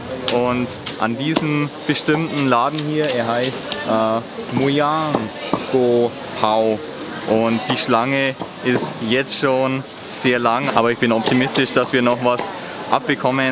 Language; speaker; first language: German; native; German